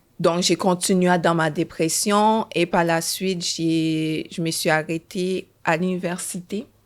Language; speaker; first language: French; early bilingual, other home language; Haitian Creole